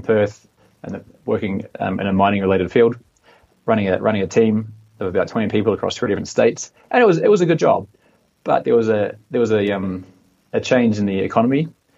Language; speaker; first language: English; native; English